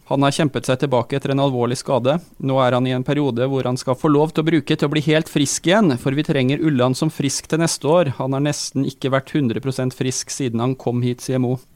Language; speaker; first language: Norwegian; native; Norwegian